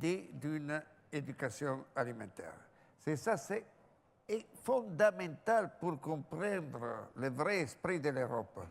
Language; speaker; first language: French; non-native, fluent; Italian